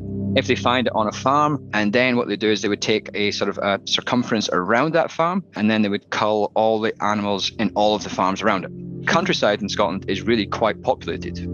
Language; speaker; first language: English; native; English